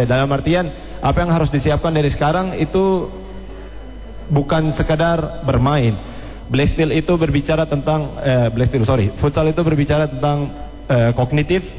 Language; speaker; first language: Indonesian; native; Indonesian